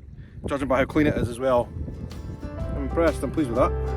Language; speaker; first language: English; native; English